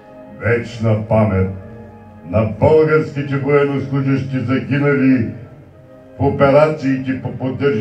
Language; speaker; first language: Bulgarian; native; Bulgarian